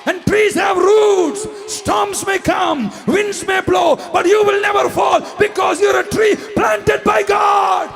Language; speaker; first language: English; non-native, local second language; Tamil